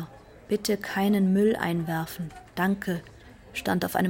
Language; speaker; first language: German; non-native, fluent; Persian